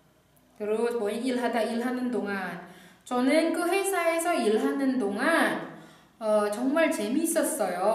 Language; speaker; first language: Korean; non-native, fluent; Indonesian